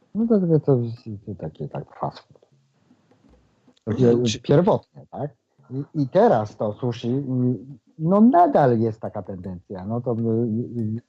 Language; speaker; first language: Polish; non-native, fluent; Japanese